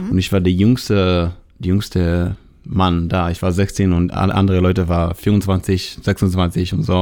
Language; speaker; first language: German; non-native, learner; Hebrew